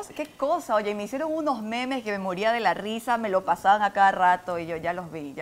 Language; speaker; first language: Spanish; native; Spanish